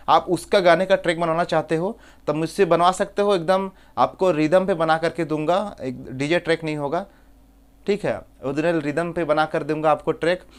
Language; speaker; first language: Hindi; native; Hindi